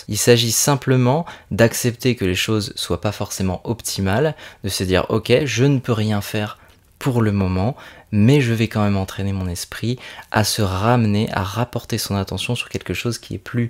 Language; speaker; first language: French; native; French